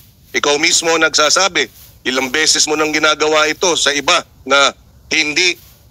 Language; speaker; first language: Filipino; native; Filipino